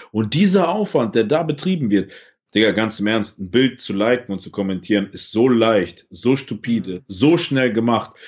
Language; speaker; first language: German; early bilingual, other home language; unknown